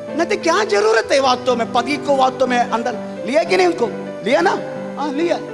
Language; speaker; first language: Hindi; non-native, local second language; Malayalam